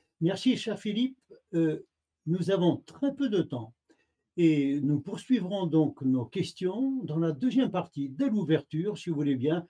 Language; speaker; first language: French; native; French